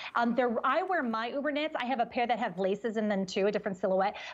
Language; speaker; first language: English; native; English